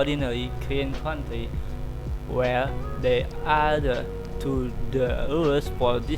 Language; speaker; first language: English; non-native, learner; Indonesian